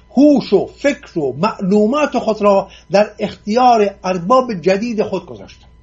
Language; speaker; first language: Persian; non-native, local second language; Assyrian Neo-Aramaic